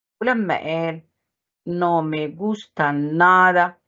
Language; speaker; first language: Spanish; non-native, fluent; Arabic